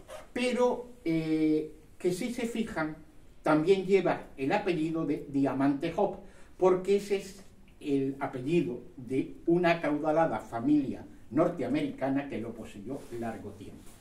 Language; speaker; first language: Spanish; native; Spanish